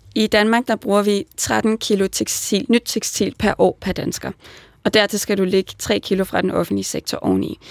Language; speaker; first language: Danish; native; Danish